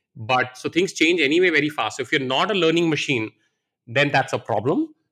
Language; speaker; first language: English; non-native, local second language; Hindi